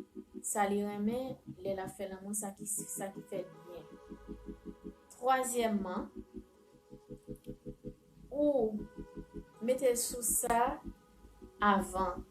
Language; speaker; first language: French; non-native, learner; Haitian Creole